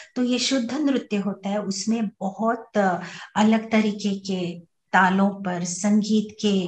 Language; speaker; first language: Hindi; non-native, local second language; Marathi